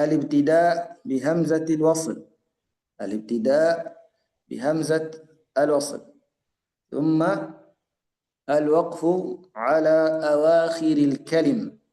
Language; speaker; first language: Arabic; native; Arabic